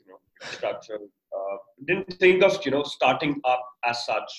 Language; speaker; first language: English; non-native, local second language; Hindi